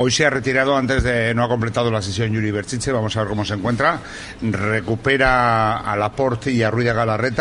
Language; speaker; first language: Spanish; native; Spanish